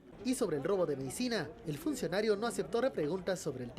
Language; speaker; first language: Spanish; native; Spanish